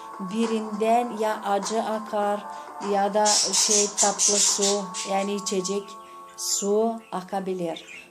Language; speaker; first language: Turkish; non-native, fluent; Gagauz